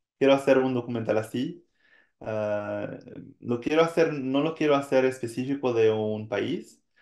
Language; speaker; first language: Spanish; non-native, fluent; French